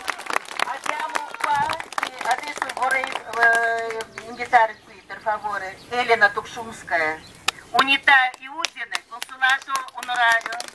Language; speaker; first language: Italian; non-native, fluent; Russian